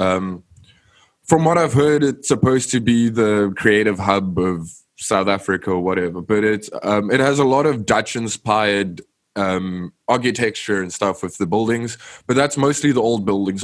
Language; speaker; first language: English; non-native, local second language; Afrikaans